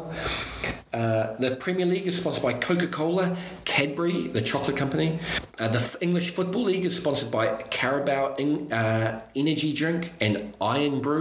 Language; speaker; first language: English; native; English